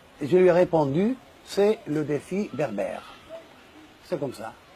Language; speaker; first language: French; non-native, fluent; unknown